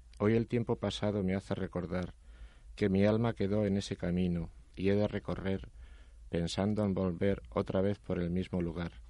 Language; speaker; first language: Spanish; native; Spanish